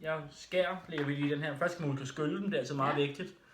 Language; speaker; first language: Danish; native; Danish